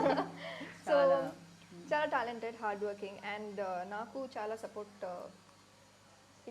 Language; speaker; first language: Telugu; non-native, learner; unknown